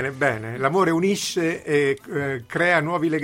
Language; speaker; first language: Italian; native; Italian